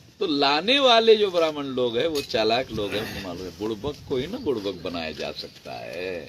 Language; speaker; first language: Hindi; non-native, local second language; Marathi